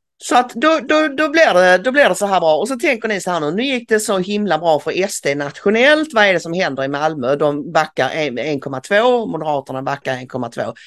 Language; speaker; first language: Swedish; native; Swedish